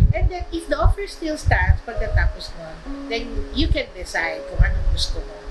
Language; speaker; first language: Filipino; non-native, local second language; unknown